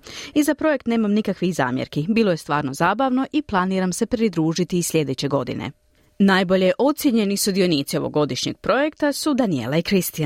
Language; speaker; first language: Serbian; native; Serbian